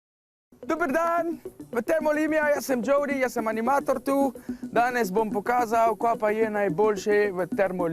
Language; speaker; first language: Slovenian; non-native, learner; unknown